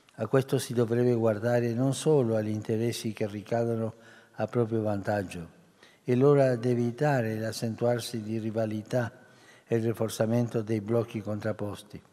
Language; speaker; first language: Italian; early bilingual, heritage; Spanish